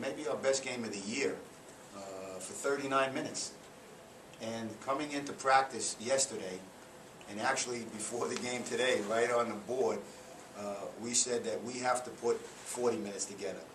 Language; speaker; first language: English; native; English